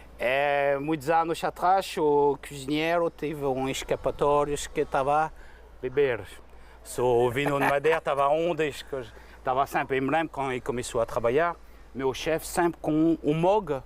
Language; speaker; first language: Portuguese; non-native, learner; French